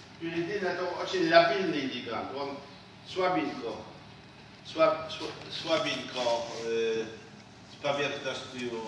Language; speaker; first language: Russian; non-native, fluent; Polish